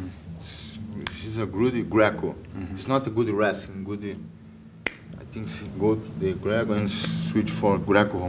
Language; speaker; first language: English; non-native, learner; Portuguese